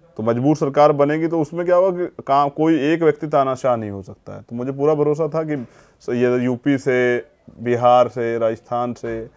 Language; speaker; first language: Hindi; native; Hindi